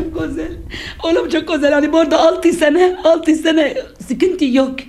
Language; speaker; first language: Turkish; non-native, learner; Arabic